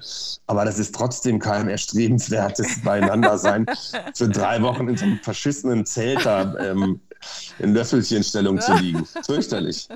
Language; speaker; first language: German; native; German